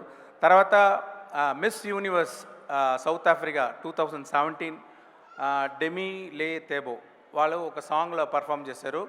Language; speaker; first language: Telugu; non-native, local second language; Tamil